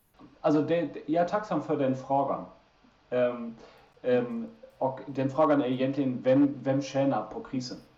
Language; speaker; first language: Swedish; non-native, fluent; German